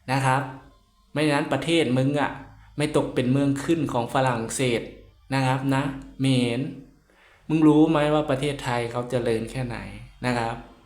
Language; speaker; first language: Thai; native; Thai